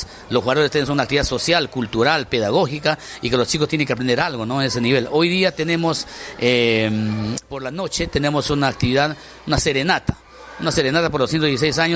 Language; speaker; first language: Spanish; native; Spanish